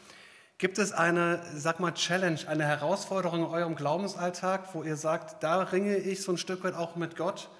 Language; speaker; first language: German; native; German